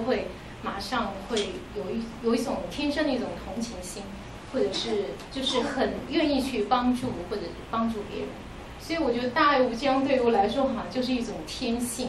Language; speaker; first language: Chinese; native; Chinese